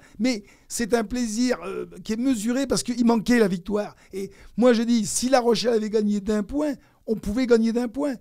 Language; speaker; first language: French; native; French